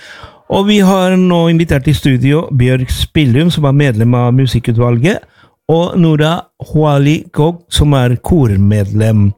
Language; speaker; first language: Norwegian; non-native, fluent; Spanish